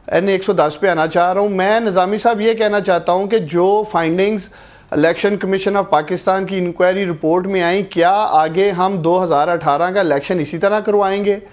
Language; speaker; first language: Urdu; non-native, local second language; Punjabi